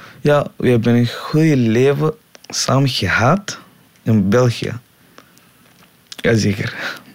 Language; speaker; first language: Dutch; non-native, learner; Somali